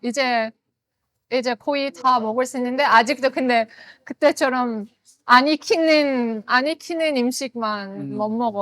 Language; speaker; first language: Korean; non-native, learner; Azerbaijani